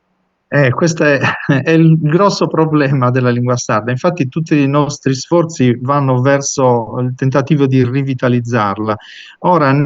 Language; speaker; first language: Italian; native; Italian